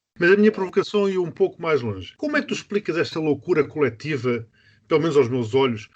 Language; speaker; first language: Portuguese; native; Portuguese